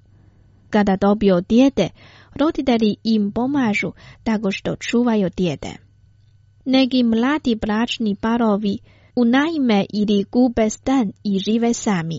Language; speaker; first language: Croatian; non-native, fluent; Chinese